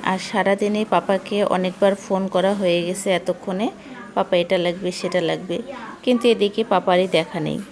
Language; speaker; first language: Bangla; native; Bangla